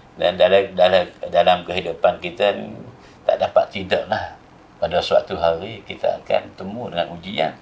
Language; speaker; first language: Malay; non-native, fluent; Thai